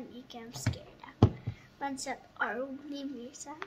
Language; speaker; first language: Persian; early bilingual, heritage; Persian